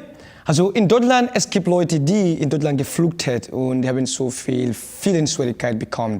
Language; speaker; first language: German; non-native, learner; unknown